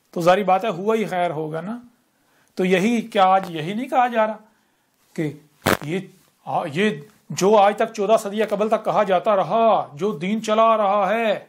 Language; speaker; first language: Urdu; native; Urdu